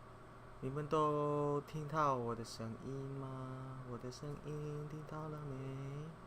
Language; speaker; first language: Chinese; non-native, fluent; Indonesian